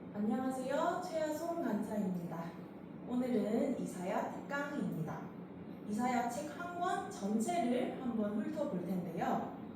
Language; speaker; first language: Korean; native; Korean